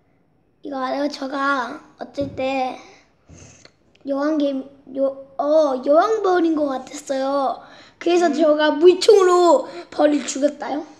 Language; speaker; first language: Korean; early bilingual, heritage; Korean